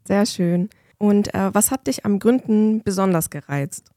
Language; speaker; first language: German; native; German